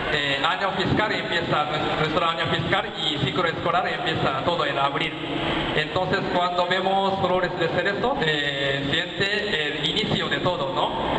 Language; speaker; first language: Spanish; non-native, learner; Japanese